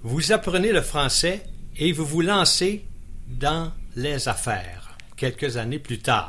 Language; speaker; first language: French; native; French